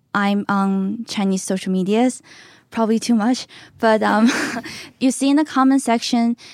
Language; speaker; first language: English; non-native, fluent; Chinese